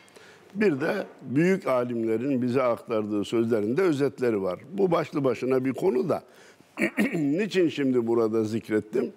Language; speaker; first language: Turkish; native; Turkish